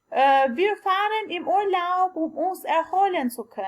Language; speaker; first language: German; non-native, learner; Albanian